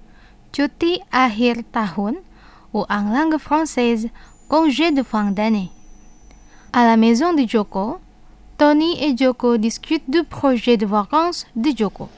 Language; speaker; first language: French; non-native, fluent; Indonesian